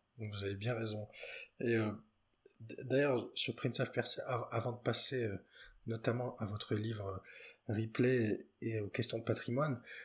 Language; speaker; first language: French; native; French